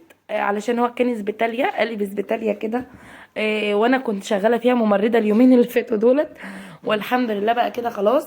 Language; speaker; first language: Arabic; native; Arabic